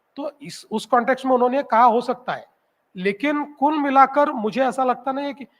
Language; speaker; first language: Hindi; non-native, local second language; Marathi